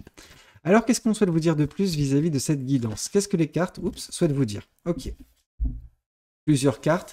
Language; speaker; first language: French; native; French